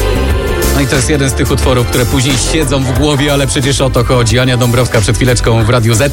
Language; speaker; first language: Polish; native; Polish